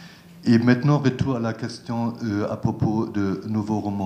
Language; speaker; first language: French; non-native, learner; German